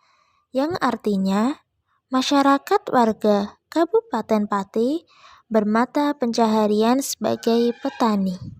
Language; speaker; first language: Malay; non-native, local second language; Javanese